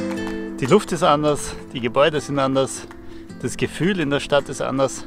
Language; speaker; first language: German; native; German